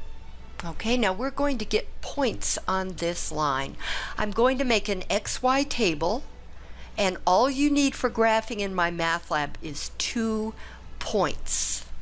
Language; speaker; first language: English; native; English